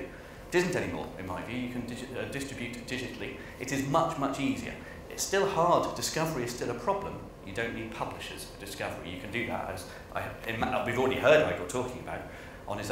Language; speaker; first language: English; native; English